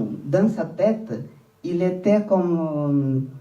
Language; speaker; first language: French; non-native, fluent; Portuguese